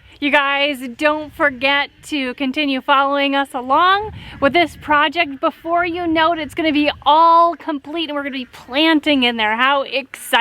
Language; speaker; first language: English; native; English